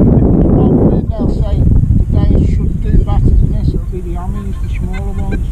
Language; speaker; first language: English; native; English